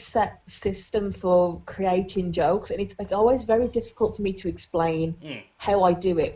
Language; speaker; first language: English; native; English